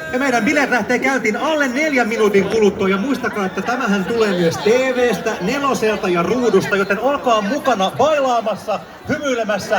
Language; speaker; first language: Finnish; native; Finnish